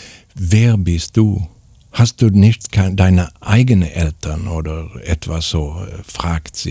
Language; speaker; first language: German; non-native, learner; Swedish